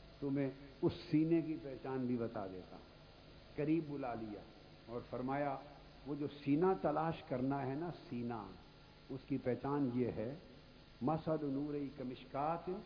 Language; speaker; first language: Urdu; non-native, local second language; Punjabi